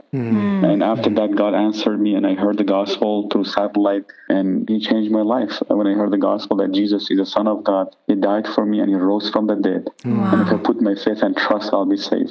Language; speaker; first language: English; non-native, fluent; Persian